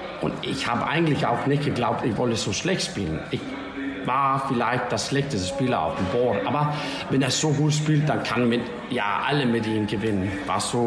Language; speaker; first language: German; non-native, learner; Danish